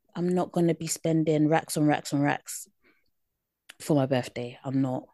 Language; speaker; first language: English; native; English